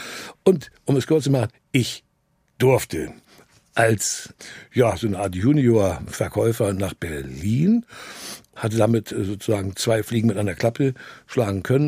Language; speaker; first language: German; native; German